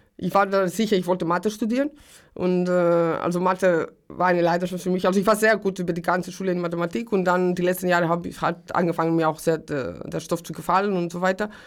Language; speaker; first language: German; early bilingual, other home language; Greek